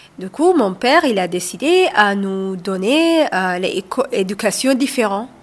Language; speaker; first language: French; non-native, learner; Somali